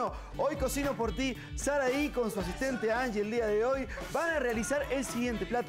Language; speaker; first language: Spanish; native; Spanish